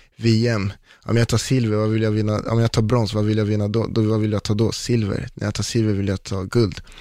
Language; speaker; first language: Swedish; early bilingual, other home language; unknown